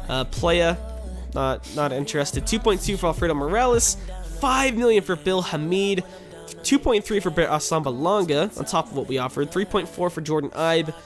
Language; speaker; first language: English; native; English